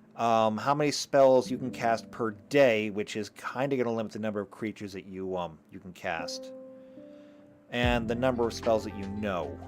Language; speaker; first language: English; native; English